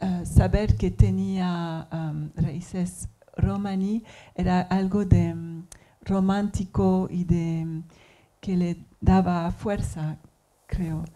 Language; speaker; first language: Spanish; non-native, learner; English